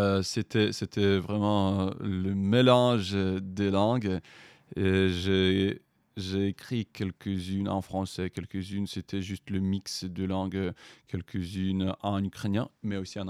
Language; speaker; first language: French; non-native, fluent; Ukrainian